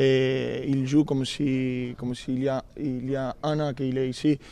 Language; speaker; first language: French; non-native, fluent; Spanish